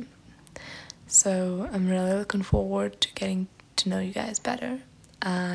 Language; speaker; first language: English; non-native, fluent; German